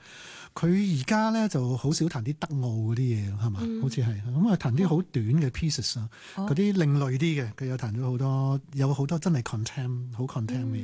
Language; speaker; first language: Cantonese; native; Cantonese